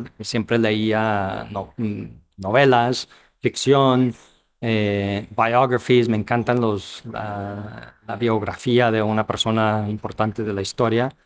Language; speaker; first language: Spanish; non-native, fluent; English